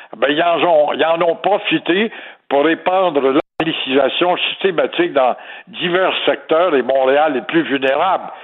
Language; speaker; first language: French; native; French